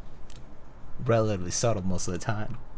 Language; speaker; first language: English; native; English